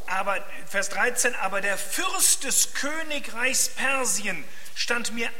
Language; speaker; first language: German; native; German